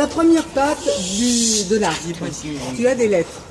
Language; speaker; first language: French; native; French